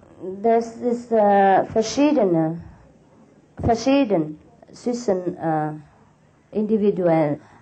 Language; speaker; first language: German; non-native, fluent; Vietnamese